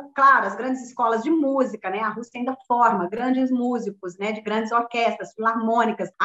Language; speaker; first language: Portuguese; native; Portuguese